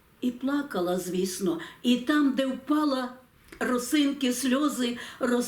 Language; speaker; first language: Ukrainian; native; Ukrainian